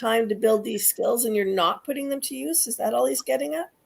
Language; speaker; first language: English; native; English